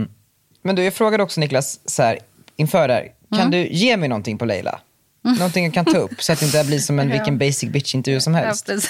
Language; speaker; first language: Swedish; native; Swedish